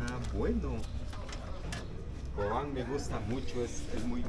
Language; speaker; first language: Spanish; native; Spanish